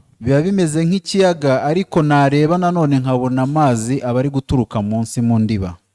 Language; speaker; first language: Kinyarwanda; native; Kinyarwanda